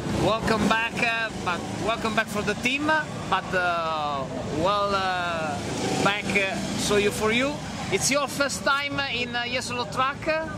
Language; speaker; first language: English; non-native, learner; Italian